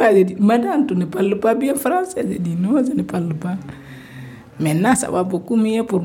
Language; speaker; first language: French; non-native, learner; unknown